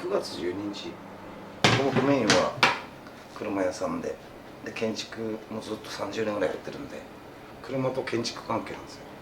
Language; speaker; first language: Japanese; native; Japanese